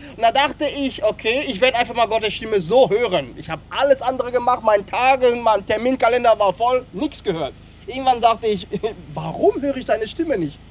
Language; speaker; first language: German; non-native, fluent; French